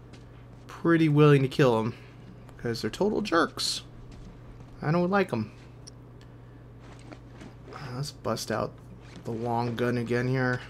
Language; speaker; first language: English; native; English